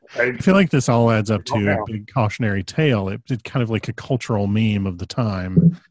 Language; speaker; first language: English; native; English